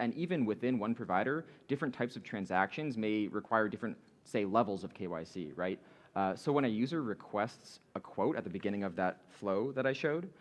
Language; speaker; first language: English; native; English